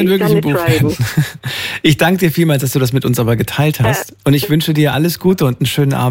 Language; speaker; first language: German; native; German